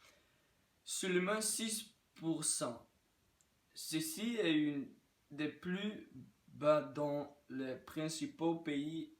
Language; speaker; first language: French; non-native, learner; Dutch